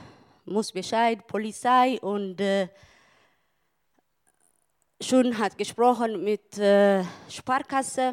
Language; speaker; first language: German; non-native, learner; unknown